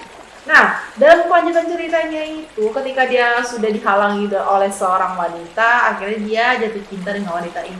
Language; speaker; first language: Indonesian; native; Indonesian